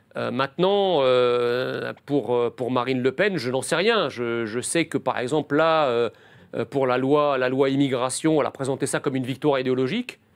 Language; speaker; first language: French; early bilingual, other home language; Arabic